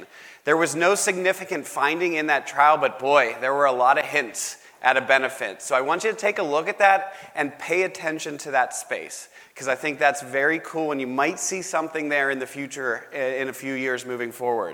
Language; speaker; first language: English; native; English